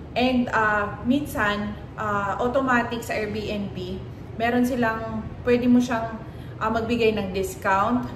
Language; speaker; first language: Filipino; native; Filipino